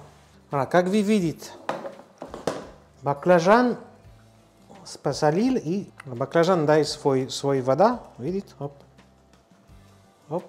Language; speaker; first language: Russian; non-native, learner; French